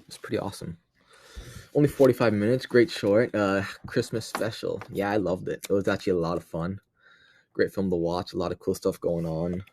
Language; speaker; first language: English; native; English